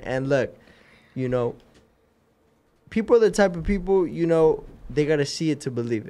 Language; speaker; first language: English; native; English